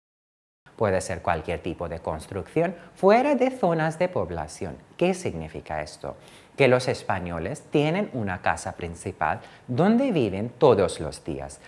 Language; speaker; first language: Spanish; non-native, fluent; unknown